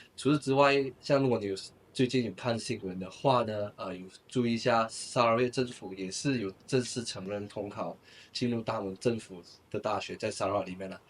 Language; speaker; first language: Chinese; native; Chinese